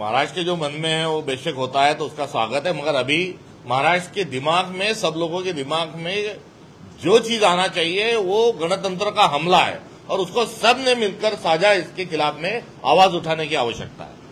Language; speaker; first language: Hindi; non-native, local second language; Marathi